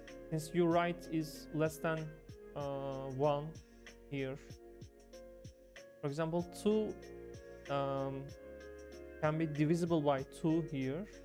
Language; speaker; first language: English; non-native, fluent; Turkish